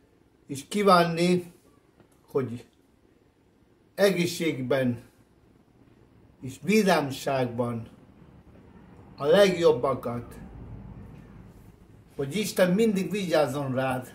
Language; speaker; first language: Hungarian; non-native, fluent; Spanish